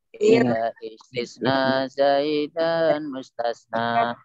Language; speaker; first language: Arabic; non-native, learner; Indonesian